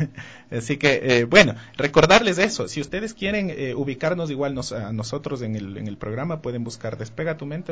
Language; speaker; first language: Spanish; native; Spanish